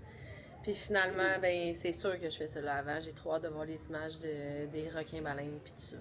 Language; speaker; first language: French; native; French